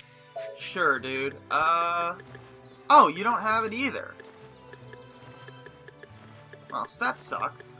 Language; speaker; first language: English; native; English